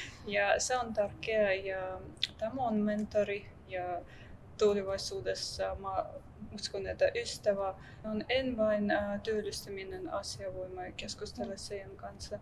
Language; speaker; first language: Finnish; non-native, learner; Russian